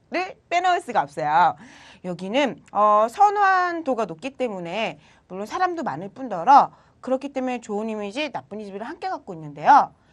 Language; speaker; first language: Korean; native; Korean